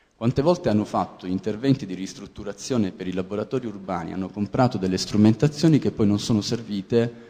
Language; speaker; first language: Italian; native; Italian